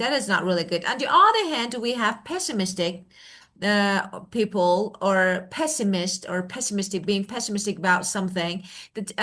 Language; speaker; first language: English; non-native, fluent; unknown